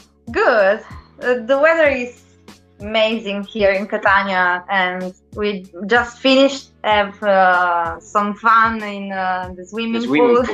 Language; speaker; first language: English; non-native, learner; Italian